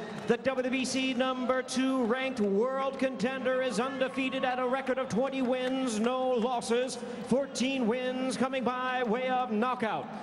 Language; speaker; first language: English; native; English